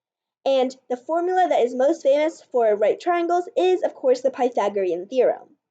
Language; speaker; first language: English; native; English